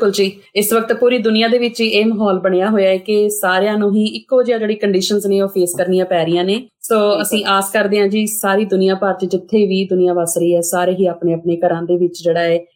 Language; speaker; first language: Punjabi; native; Punjabi